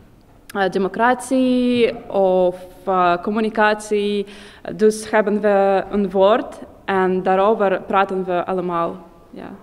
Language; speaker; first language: Dutch; non-native, learner; Russian